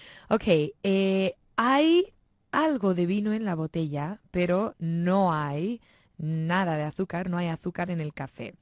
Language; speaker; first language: Spanish; native; Spanish